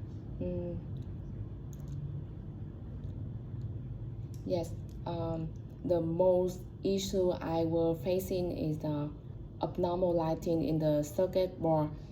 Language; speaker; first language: English; non-native, learner; Vietnamese